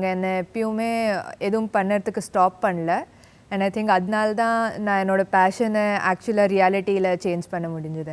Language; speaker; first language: Tamil; early bilingual, heritage; Tamil